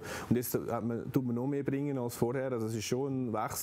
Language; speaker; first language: German; native; German